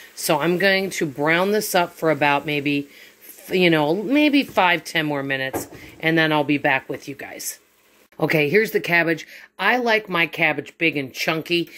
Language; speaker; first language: English; native; English